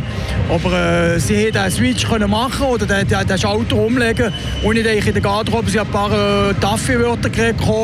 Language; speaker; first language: German; native; German